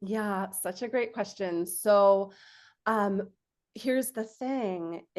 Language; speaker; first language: English; native; English